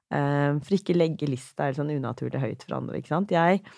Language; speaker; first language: Norwegian; native; Norwegian